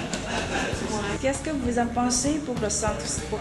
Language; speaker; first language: French; non-native, learner; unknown